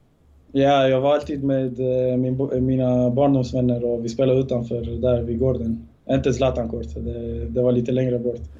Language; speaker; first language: Swedish; early bilingual, other home language; Bosnian